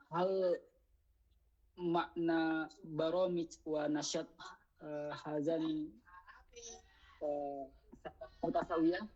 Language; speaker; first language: Arabic; non-native, learner; Indonesian